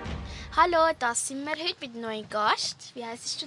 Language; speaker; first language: German; native; German